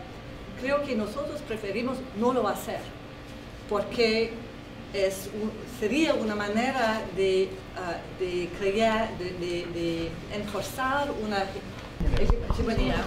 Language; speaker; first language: Spanish; non-native, fluent; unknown